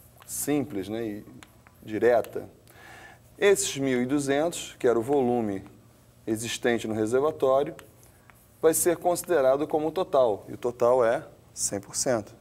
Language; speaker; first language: Portuguese; native; Portuguese